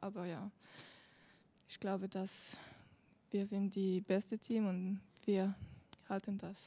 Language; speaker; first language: German; non-native, learner; French